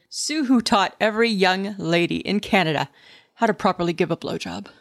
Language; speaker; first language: English; native; English